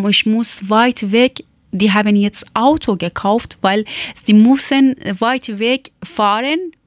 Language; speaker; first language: German; non-native, learner; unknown